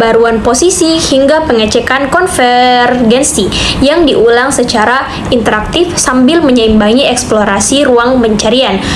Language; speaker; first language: Indonesian; native; Indonesian